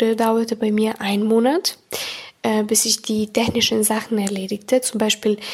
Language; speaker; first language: German; non-native, fluent; Serbian